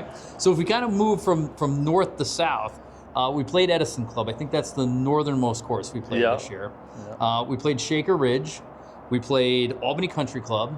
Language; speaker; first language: English; native; English